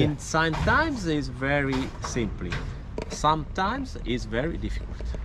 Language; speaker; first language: English; non-native, learner; Italian